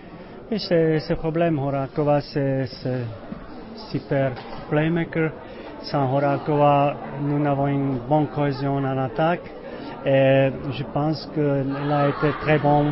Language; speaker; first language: French; non-native, learner; Czech